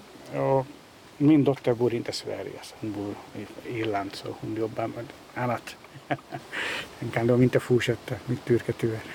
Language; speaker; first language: Swedish; non-native, fluent; Hungarian